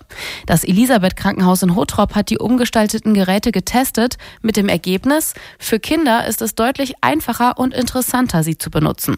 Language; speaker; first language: German; native; German